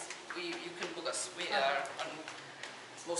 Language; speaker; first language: English; non-native, fluent; Danish